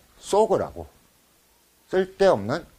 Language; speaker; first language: Korean; native; Korean